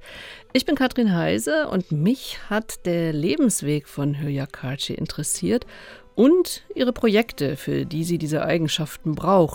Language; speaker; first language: German; native; German